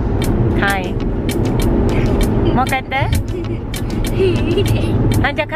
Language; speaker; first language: Japanese; native; Japanese